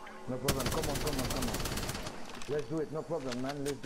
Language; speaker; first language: English; non-native, learner; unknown